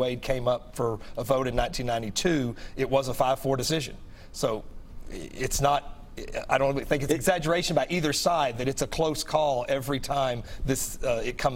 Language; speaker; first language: English; native; English